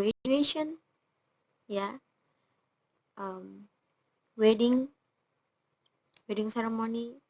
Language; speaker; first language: English; non-native, learner; Indonesian